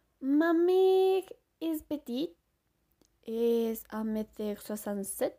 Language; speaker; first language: French; non-native, learner; Spanish